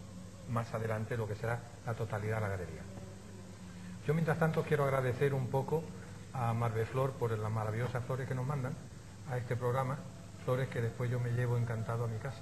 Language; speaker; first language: Spanish; native; Spanish